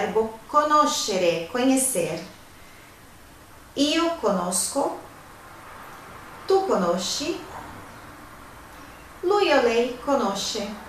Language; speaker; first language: Italian; non-native, fluent; Portuguese